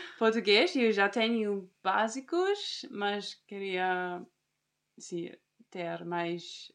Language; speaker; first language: Portuguese; non-native, learner; German